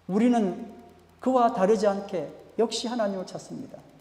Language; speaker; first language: Korean; native; Korean